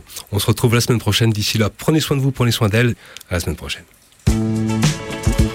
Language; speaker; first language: French; native; French